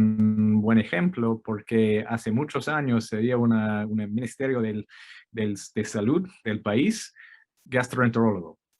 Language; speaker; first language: Spanish; non-native, fluent; English